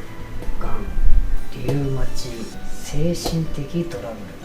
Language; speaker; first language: Japanese; native; Japanese